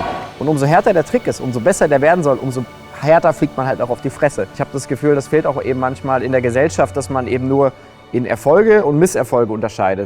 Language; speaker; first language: German; native; German